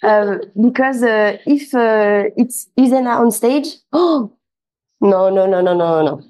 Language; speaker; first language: English; non-native, local second language; French